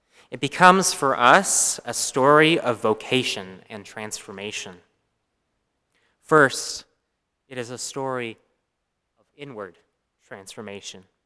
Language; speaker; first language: English; native; English